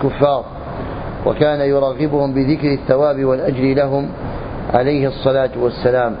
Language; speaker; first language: Arabic; native; Arabic